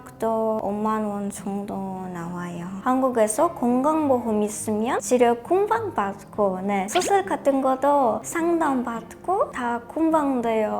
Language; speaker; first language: Korean; non-native, learner; Polish